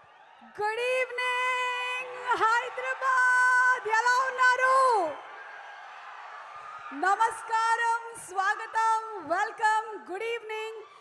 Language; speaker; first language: Telugu; native; Telugu